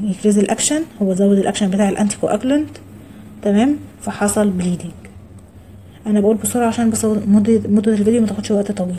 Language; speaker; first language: Arabic; native; Arabic